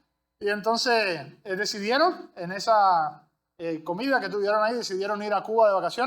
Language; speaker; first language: Spanish; native; Spanish